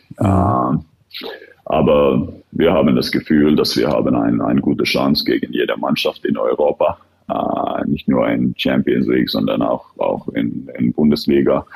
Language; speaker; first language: German; non-native, fluent; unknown